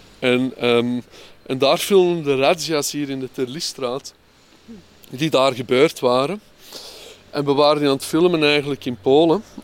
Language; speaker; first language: Dutch; native; Dutch